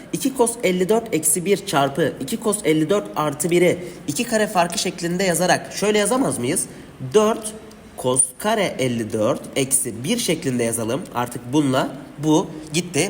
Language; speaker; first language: Turkish; native; Turkish